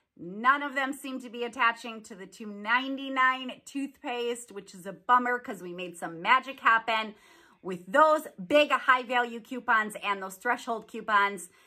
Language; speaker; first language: English; native; English